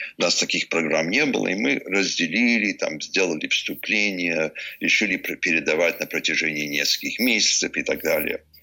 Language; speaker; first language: Russian; early bilingual, heritage; English